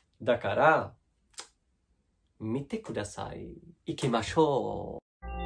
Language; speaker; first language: Japanese; non-native, learner; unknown